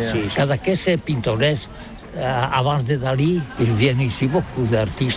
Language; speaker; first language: French; non-native, learner; Catalan